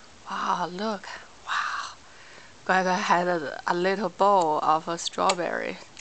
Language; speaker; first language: English; non-native, fluent; Chinese